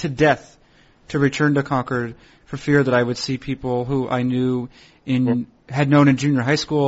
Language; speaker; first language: English; native; English